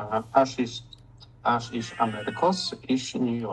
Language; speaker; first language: Lithuanian; non-native, learner; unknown